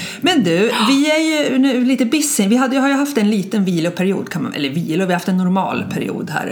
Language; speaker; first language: Swedish; native; Swedish